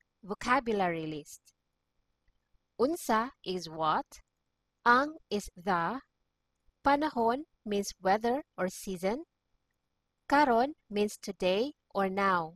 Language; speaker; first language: English; non-native, local second language; Cebuano